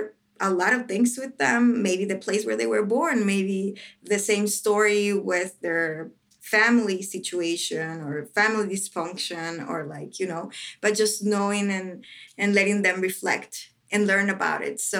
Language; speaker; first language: English; non-native, fluent; Spanish